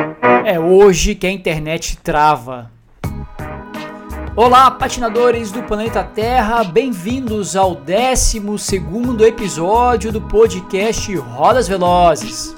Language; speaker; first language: Portuguese; native; Portuguese